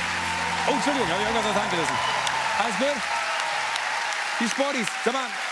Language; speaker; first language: German; native; German